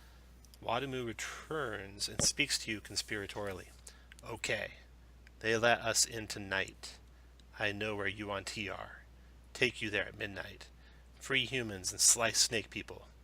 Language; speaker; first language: English; native; English